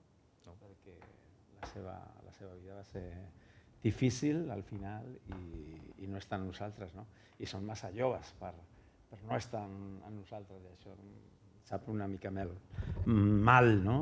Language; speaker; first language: Catalan; non-native, local second language; Spanish